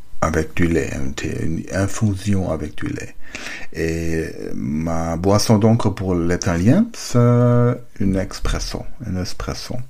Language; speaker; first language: French; non-native, learner; German